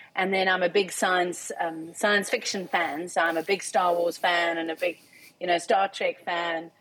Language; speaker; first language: English; native; English